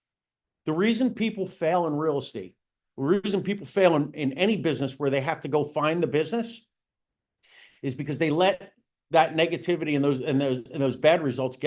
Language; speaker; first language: English; native; English